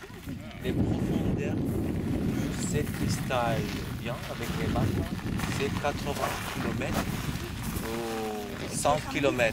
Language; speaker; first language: French; non-native, learner; Spanish